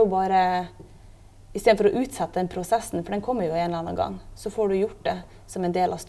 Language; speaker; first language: Norwegian; native; Norwegian